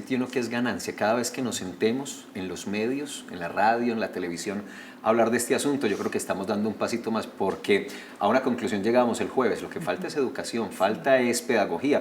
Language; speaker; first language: Spanish; native; Spanish